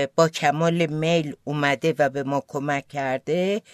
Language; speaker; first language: Persian; non-native, local second language; Azerbaijani